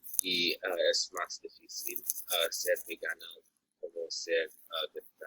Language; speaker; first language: Spanish; non-native, learner; English